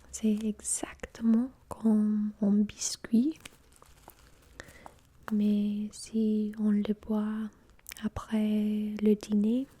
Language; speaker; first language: French; non-native, fluent; English